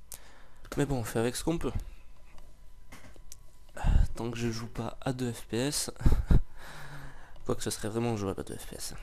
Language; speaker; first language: French; native; French